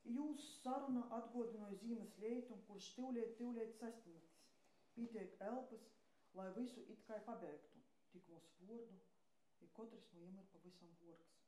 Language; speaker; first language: Latvian; native; Latvian